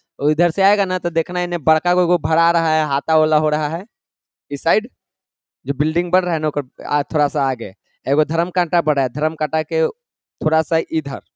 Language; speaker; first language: Hindi; native; Hindi